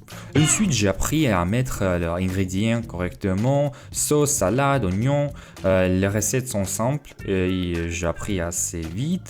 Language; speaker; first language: French; non-native, fluent; Russian